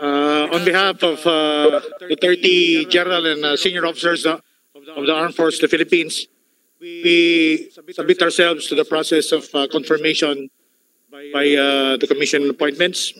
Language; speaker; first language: English; non-native, local second language; Filipino